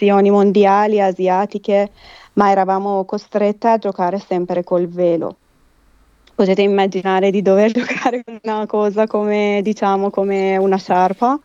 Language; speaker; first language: Italian; non-native, fluent; Persian